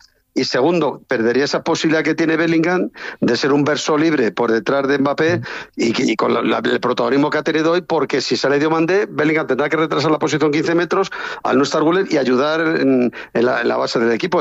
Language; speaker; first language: Spanish; native; Spanish